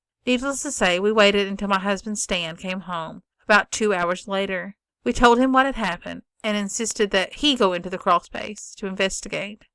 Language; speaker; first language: English; native; English